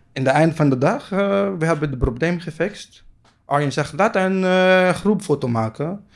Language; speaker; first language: Dutch; non-native, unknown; Arabic